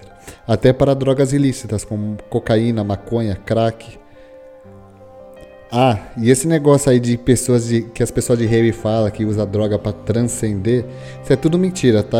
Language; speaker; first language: Portuguese; native; Portuguese